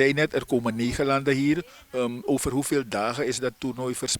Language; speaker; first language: Dutch; native; Dutch